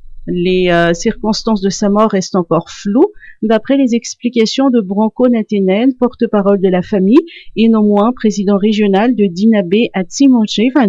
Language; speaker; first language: French; non-native, local second language; Malagasy